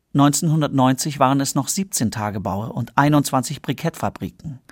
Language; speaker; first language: German; native; German